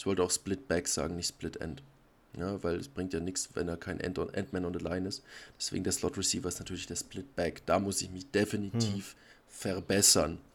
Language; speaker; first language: German; native; German